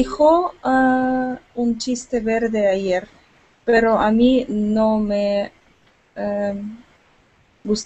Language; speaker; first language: Spanish; non-native, learner; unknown